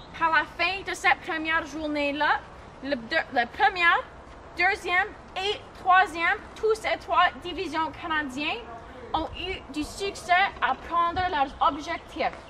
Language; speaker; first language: French; non-native, local second language; English